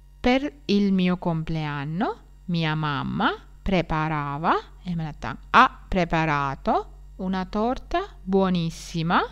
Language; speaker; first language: Italian; non-native, fluent; Sinhala